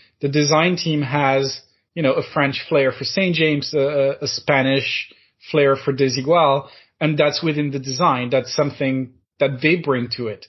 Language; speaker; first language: English; non-native, fluent; French